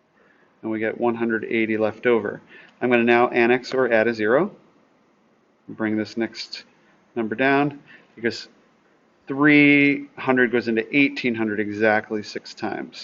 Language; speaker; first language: English; native; English